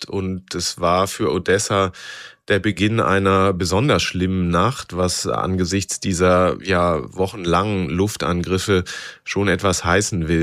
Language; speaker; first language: German; native; German